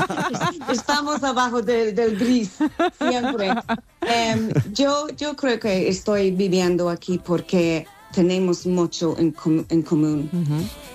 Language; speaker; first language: Spanish; non-native, learner; English